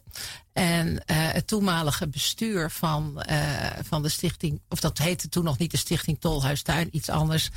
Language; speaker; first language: Dutch; native; Dutch